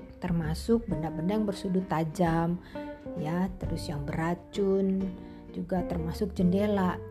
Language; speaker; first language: Indonesian; native; Indonesian